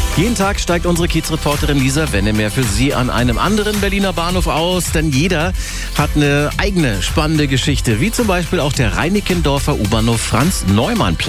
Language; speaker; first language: German; native; German